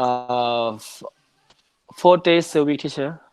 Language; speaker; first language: English; non-native, learner; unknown